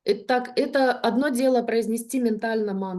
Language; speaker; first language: Russian; native; Russian